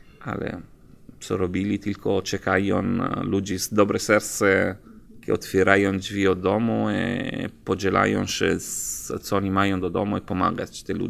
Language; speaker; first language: Polish; non-native, learner; Italian